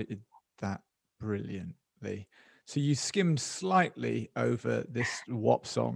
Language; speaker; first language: English; native; English